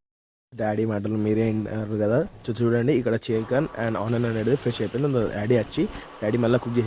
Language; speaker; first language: Telugu; non-native, local second language; Hindi